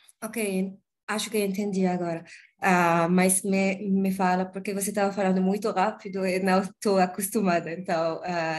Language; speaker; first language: Portuguese; non-native, learner; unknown